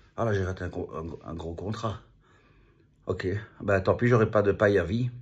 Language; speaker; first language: French; native; French